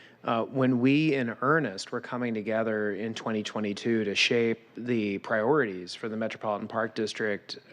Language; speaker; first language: English; native; English